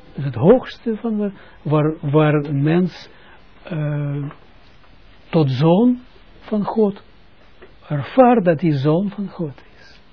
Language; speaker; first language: Dutch; non-native, fluent; Russian